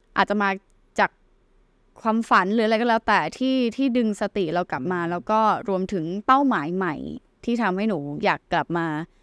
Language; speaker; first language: Thai; native; Thai